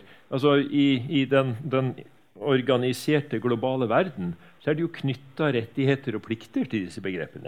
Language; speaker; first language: Norwegian; native; Norwegian